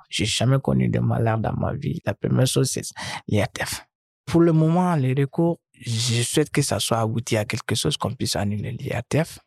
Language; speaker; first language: French; non-native, local second language; Fula